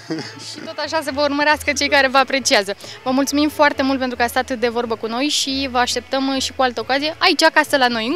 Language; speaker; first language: Romanian; native; Romanian